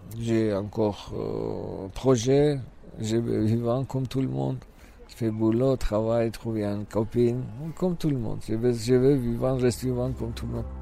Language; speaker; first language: French; non-native, learner; Kurdish